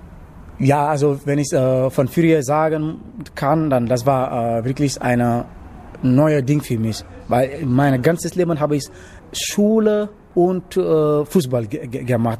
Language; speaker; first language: German; non-native, learner; Wolof